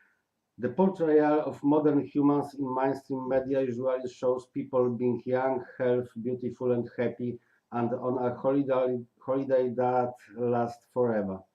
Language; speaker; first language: English; non-native, learner; Polish